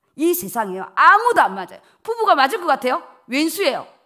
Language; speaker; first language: Korean; native; Korean